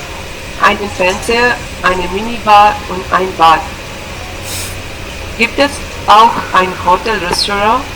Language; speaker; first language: German; non-native, learner; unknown